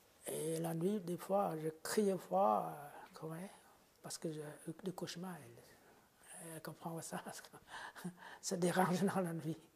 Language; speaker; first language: French; non-native, fluent; Khmer